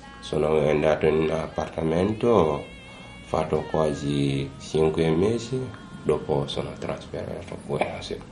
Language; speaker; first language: Italian; non-native, learner; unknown